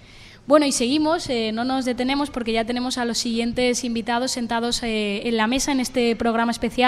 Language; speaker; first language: Spanish; native; Spanish